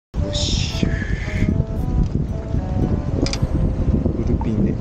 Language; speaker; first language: Japanese; native; Japanese